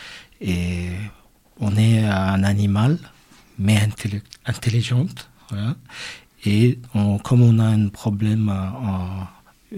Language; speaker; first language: French; non-native, learner; Mongolian